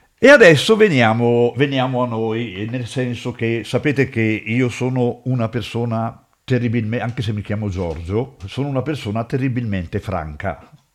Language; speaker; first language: Italian; native; Italian